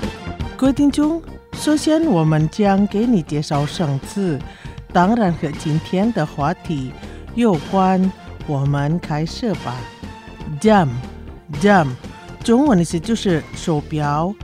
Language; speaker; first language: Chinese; early bilingual, heritage; Chinese